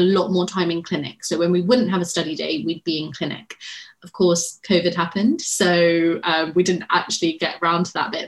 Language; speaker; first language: English; native; English